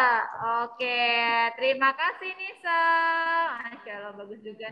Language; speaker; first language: Indonesian; native; Indonesian